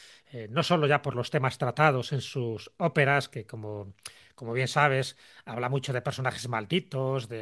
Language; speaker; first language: Spanish; native; Spanish